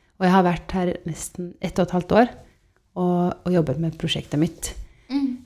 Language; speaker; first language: Norwegian; non-native, fluent; Estonian